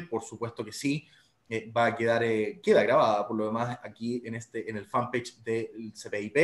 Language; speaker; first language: Spanish; native; Spanish